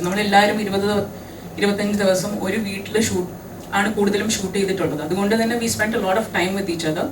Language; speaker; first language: Malayalam; native; Malayalam